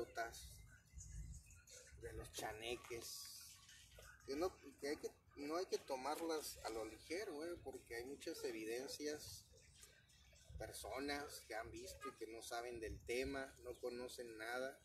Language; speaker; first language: Spanish; native; Spanish